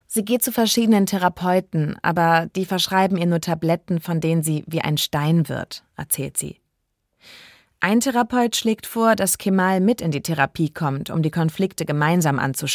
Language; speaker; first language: German; native; German